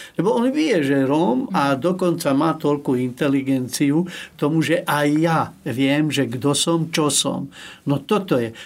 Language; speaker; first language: Slovak; non-native, local second language; Hungarian